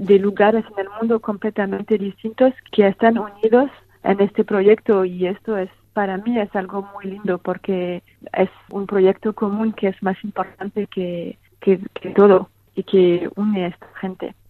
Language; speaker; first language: Spanish; non-native, fluent; French